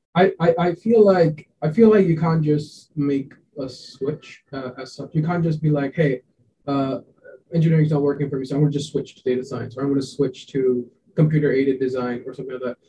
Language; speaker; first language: English; non-native, local second language; Hindi